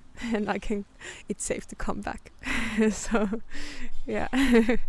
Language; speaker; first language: English; non-native, fluent; Finnish